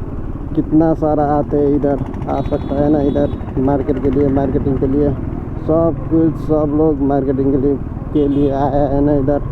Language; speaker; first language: Hindi; non-native, learner; Nepali